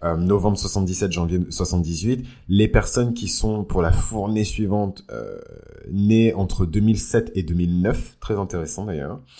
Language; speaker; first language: French; early bilingual, other home language; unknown